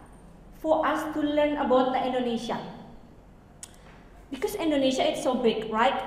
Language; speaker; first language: English; non-native, learner; Indonesian